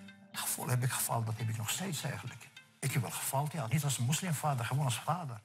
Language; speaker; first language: Dutch; non-native, fluent; Arabic